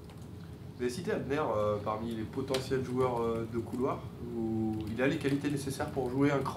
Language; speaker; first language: French; native; French